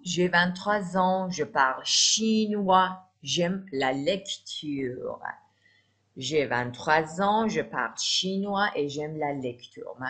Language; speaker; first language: French; non-native, fluent; Persian